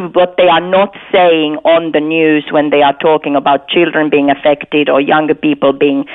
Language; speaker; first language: English; non-native, fluent; Finnish